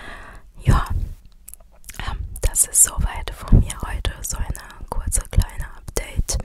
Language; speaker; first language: German; non-native, fluent; Chinese